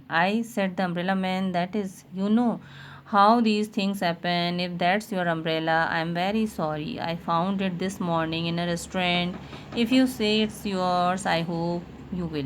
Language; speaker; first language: English; non-native, local second language; Hindi